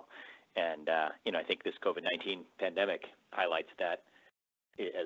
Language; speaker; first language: English; native; English